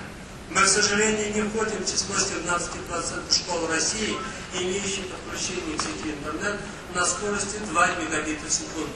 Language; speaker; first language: Russian; native; Russian